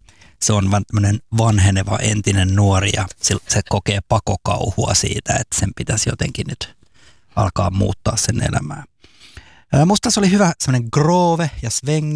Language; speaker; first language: Finnish; native; Finnish